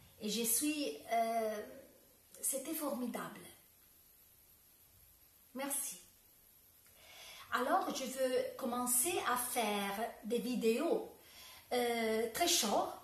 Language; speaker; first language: French; non-native, learner; Italian